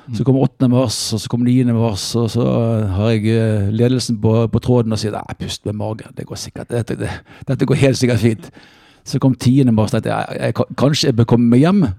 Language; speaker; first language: Norwegian; native; Norwegian